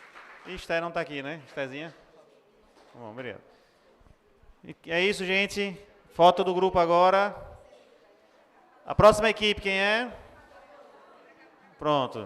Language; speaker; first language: Portuguese; native; Portuguese